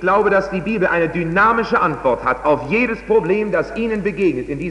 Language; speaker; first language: German; native; German